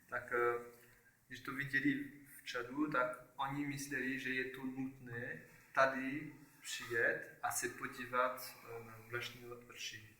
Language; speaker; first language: Czech; non-native, learner; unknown